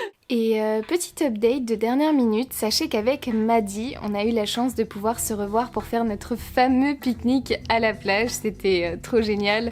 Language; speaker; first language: French; native; French